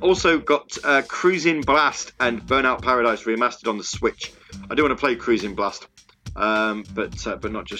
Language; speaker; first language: English; native; English